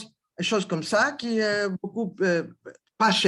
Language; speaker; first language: French; non-native, learner; Greek